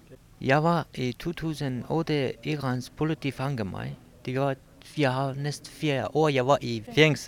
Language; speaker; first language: Danish; non-native, learner; Kurdish